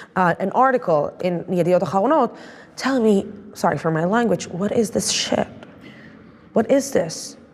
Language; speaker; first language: English; non-native, fluent; Arabic